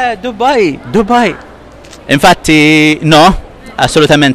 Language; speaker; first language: Italian; non-native, fluent; Arabic